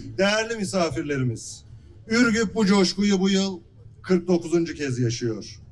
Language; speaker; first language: Turkish; native; Turkish